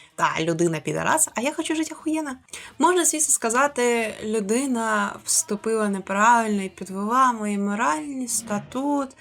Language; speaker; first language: Ukrainian; native; Ukrainian